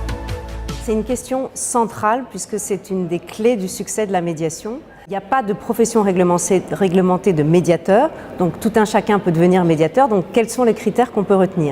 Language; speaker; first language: French; native; French